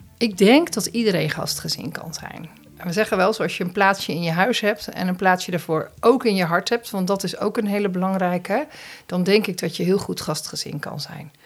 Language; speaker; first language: Dutch; native; Dutch